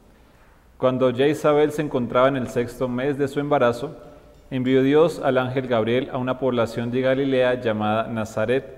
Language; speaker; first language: Spanish; native; Spanish